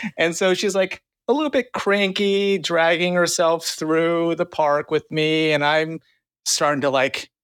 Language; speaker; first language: English; native; English